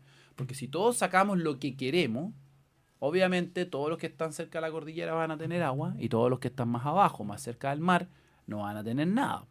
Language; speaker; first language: Spanish; native; Spanish